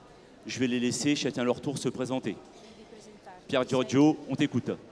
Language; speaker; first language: French; native; French